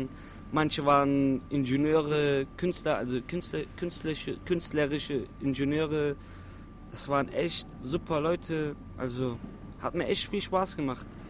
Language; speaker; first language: German; non-native, local second language; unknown